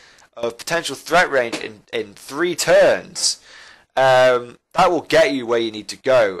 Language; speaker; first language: English; native; English